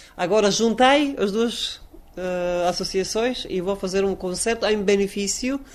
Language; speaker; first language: Portuguese; non-native, learner; Croatian